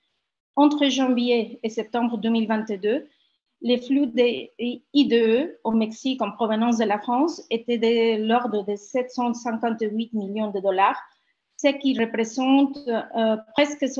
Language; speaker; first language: French; non-native, fluent; Spanish